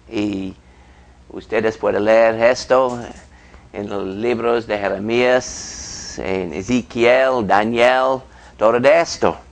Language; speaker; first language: Spanish; non-native, fluent; English